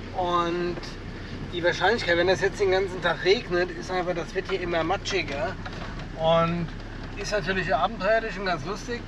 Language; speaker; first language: German; native; German